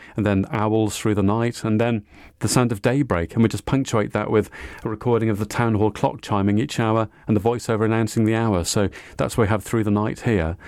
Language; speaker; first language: English; native; English